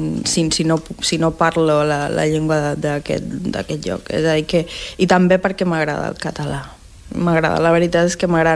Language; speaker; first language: Catalan; non-native, fluent; Spanish